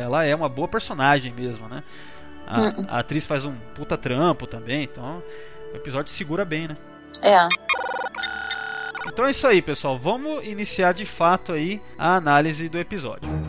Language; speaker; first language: Portuguese; native; Portuguese